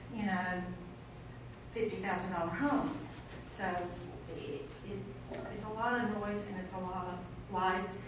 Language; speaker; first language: English; native; English